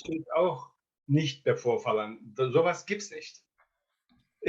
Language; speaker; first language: German; non-native, fluent; Turkish